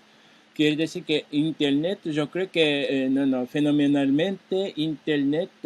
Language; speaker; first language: Spanish; non-native, fluent; Japanese